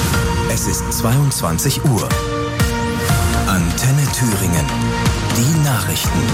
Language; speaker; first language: German; native; German